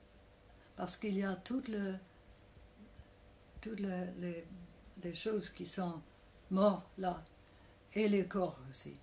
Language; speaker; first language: French; non-native, fluent; English